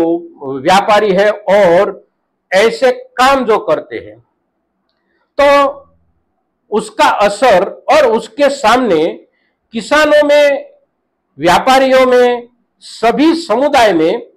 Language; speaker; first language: Hindi; non-native, local second language; Gujarati